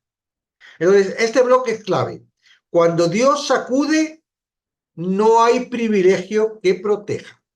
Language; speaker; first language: Spanish; native; Spanish